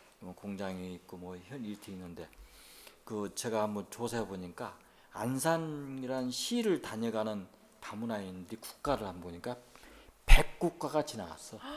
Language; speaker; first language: Korean; native; Korean